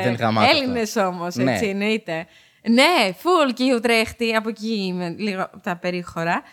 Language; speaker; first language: Greek; early bilingual, other home language; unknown